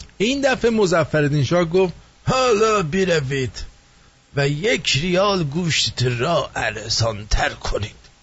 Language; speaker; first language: Persian; native; Persian